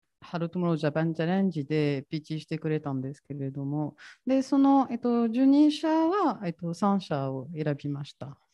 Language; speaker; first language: Japanese; non-native, fluent; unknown